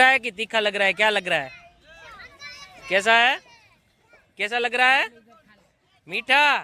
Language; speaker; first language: Hindi; non-native, local second language; Gujarati